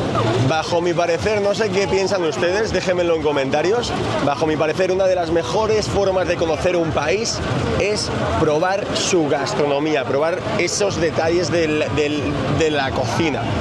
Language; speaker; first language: Spanish; native; Spanish